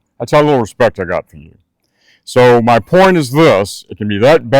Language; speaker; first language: English; native; English